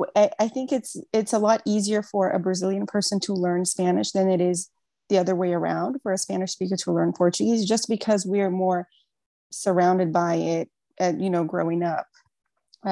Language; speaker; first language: English; non-native, fluent; Portuguese